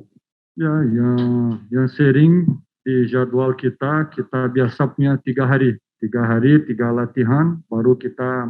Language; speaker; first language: Indonesian; non-native, fluent; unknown